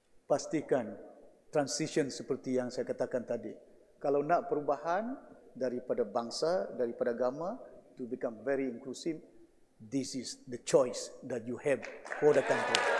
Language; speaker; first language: English; non-native, local second language; Malay